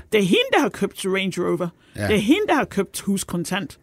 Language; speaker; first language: Danish; non-native, fluent; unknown